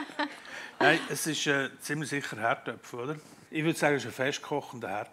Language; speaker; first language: German; native; German